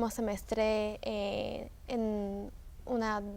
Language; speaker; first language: Spanish; early bilingual, heritage; Spanish